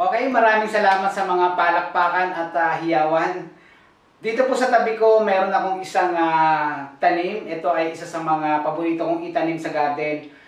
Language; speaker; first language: Filipino; non-native, local second language; Bikol